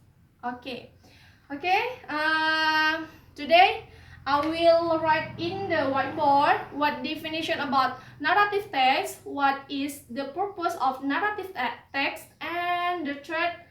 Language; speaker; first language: English; non-native, learner; Indonesian